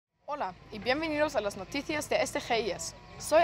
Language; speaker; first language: Spanish; non-native, learner; German